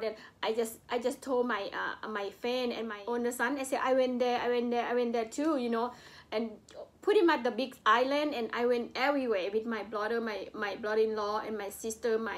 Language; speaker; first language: English; non-native, learner; Northeastern Thai